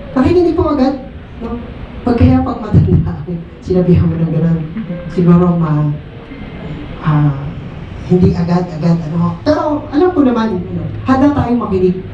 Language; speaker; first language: Filipino; native; Filipino